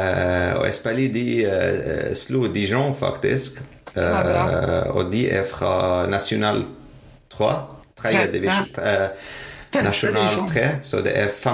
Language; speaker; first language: Norwegian; non-native, fluent; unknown